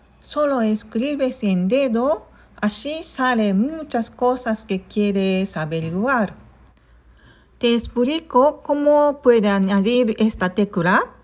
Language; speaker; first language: Spanish; non-native, learner; Japanese